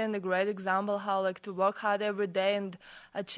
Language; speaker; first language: English; non-native, fluent; Russian